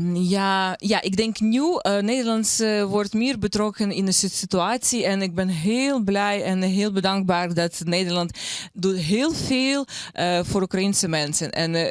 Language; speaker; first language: Dutch; non-native, learner; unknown